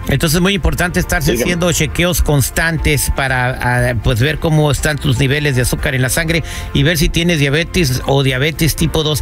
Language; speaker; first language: Spanish; native; Spanish